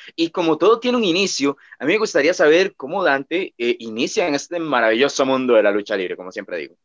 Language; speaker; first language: Spanish; native; Spanish